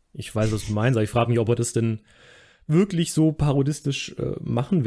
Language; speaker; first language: German; native; German